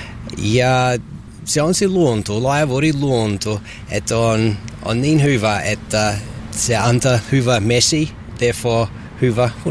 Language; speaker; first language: Finnish; non-native, learner; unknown